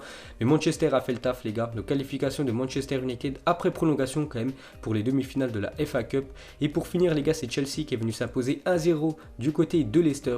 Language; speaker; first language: French; native; French